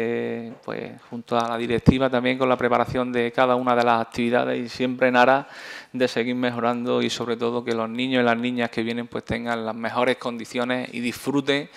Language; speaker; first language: Spanish; native; Spanish